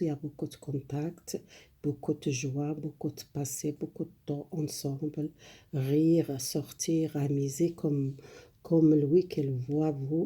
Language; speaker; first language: French; non-native, learner; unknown